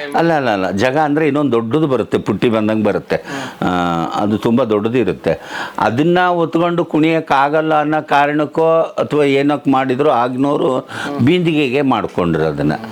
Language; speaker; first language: Kannada; native; Kannada